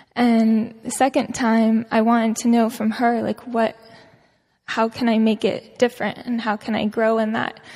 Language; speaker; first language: English; native; English